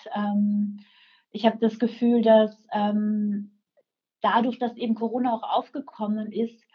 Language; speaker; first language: German; native; German